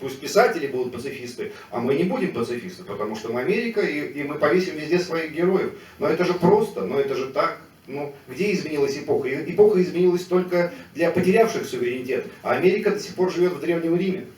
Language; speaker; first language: Russian; native; Russian